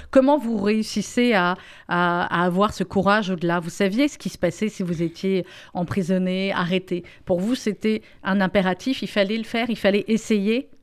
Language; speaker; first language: French; native; French